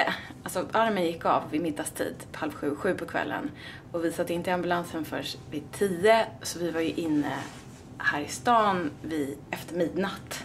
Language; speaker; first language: Swedish; native; Swedish